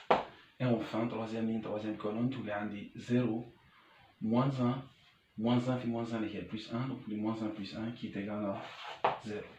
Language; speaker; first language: French; non-native, local second language; Arabic